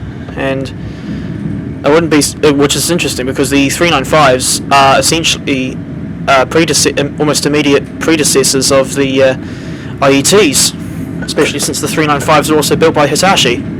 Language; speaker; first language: English; native; English